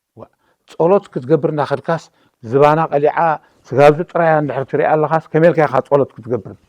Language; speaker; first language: Tigrinya; native; Tigrinya